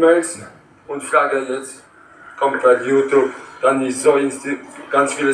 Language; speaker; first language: German; non-native, learner; Polish